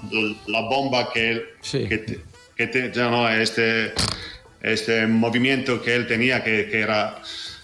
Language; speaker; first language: Spanish; non-native, fluent; Italian